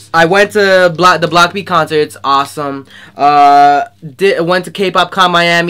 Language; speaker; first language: English; native; English